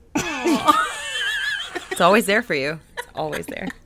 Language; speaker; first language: English; native; English